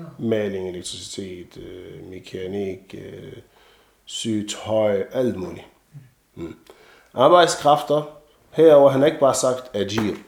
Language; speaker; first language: Danish; non-native, fluent; Arabic